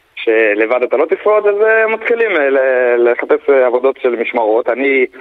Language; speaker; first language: Hebrew; native; Hebrew